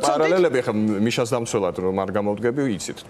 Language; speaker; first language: Georgian; native; Georgian